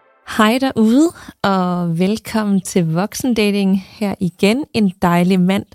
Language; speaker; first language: Danish; native; Danish